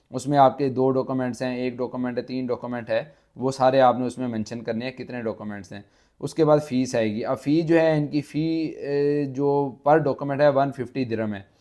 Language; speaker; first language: Urdu; non-native, local second language; Punjabi